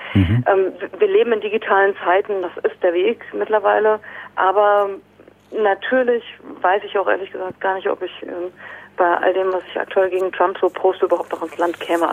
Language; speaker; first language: German; native; German